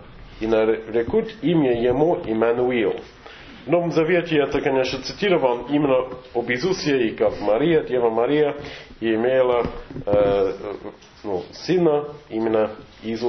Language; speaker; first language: Russian; non-native, fluent; English